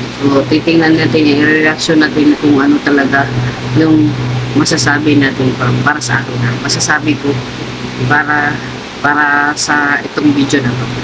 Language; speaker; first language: Filipino; non-native, local second language; Cebuano